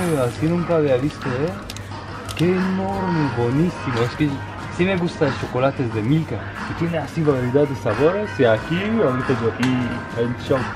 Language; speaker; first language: Spanish; non-native, fluent; Hebrew